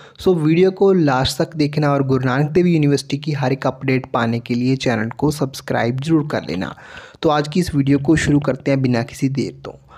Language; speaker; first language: Hindi; non-native, local second language; Punjabi